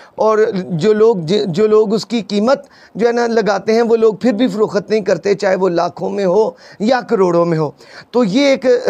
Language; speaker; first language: Urdu; non-native, local second language; Punjabi